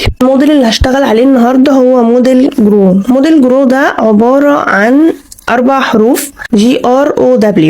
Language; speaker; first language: Arabic; native; Arabic